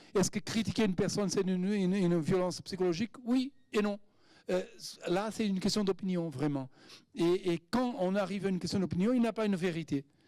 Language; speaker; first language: French; non-native, fluent; Portuguese